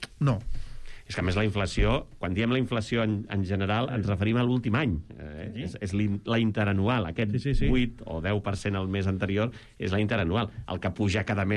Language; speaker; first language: Catalan; native; Catalan